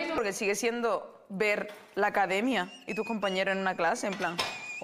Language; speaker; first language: Spanish; native; Spanish